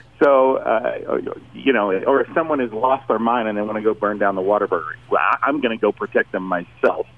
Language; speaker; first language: English; native; English